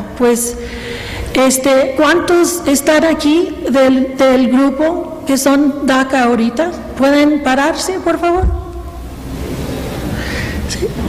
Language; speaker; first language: Spanish; early bilingual, heritage; Spanish